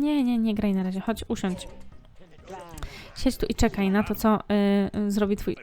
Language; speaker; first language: Polish; native; Polish